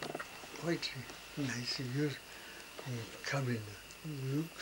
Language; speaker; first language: English; non-native, learner; Tibetan